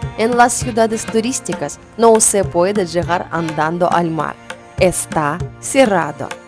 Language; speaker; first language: Spanish; non-native, learner; Ukrainian